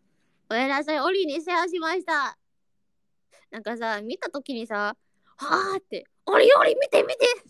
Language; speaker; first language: Japanese; non-native, learner; Indonesian